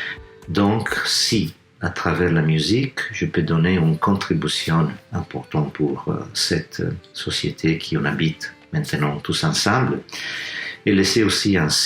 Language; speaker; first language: French; non-native, fluent; Italian